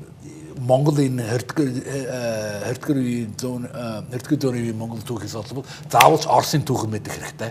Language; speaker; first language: Mongolian; non-native, fluent; English